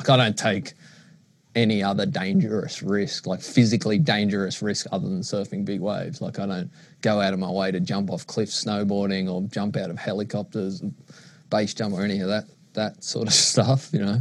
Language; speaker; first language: English; native; English